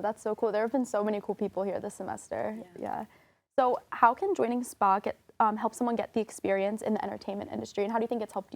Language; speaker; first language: English; native; English